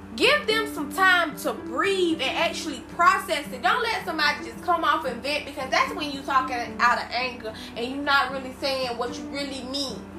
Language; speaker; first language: English; native; English